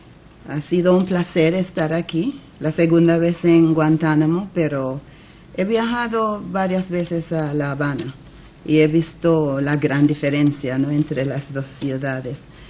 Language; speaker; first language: Spanish; non-native, fluent; English